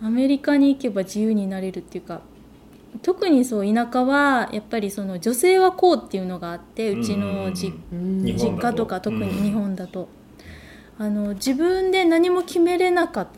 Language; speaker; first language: Japanese; native; Japanese